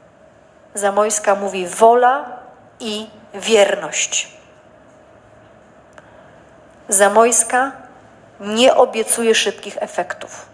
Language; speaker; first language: Polish; native; Polish